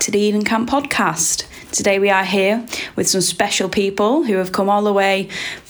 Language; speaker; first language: English; native; English